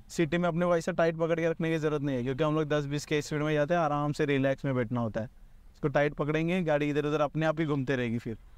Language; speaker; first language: Hindi; non-native, local second language; Marathi